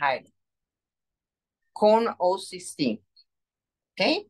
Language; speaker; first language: English; non-native, learner; Spanish